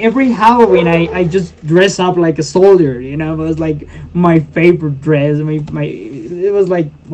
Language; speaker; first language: English; non-native, fluent; Spanish